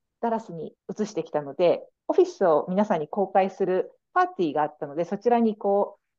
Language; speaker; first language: Japanese; native; Japanese